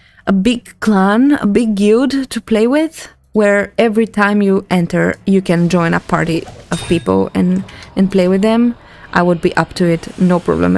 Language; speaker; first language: English; non-native, fluent; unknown